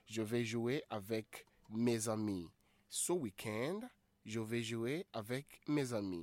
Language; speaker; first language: French; non-native, fluent; Igbo